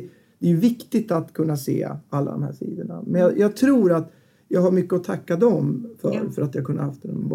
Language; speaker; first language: Swedish; native; Swedish